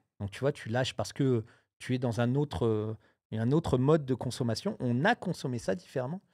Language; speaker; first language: French; native; French